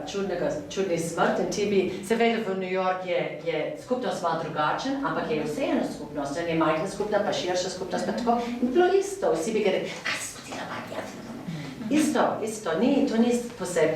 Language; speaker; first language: Slovenian; non-native, fluent; English